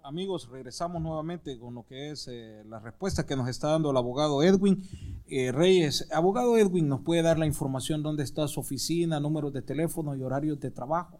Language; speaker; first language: Spanish; native; Spanish